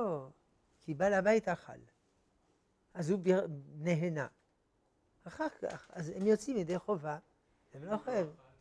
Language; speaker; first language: Hebrew; non-native, fluent; French